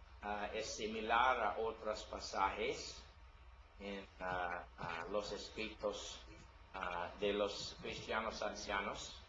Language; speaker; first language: Spanish; non-native, learner; English